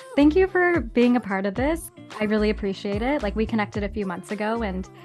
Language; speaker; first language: English; native; English